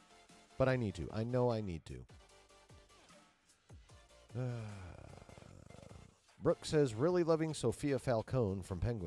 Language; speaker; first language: English; native; English